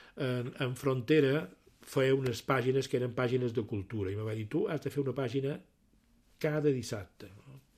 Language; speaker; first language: Catalan; native; Catalan